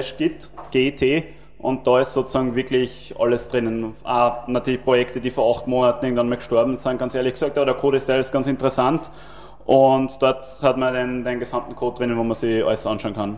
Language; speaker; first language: German; native; German